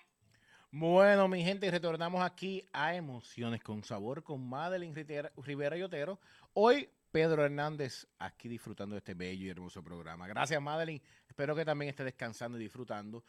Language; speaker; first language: Spanish; native; Spanish